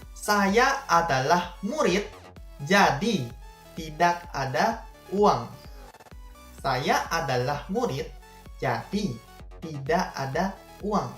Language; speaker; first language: Indonesian; non-native, fluent; Korean